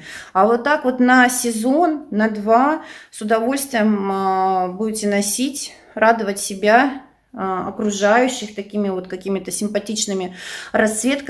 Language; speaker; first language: Russian; native; Russian